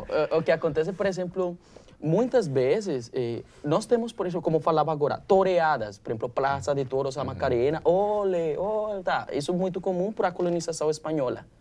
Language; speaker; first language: Portuguese; non-native, learner; Spanish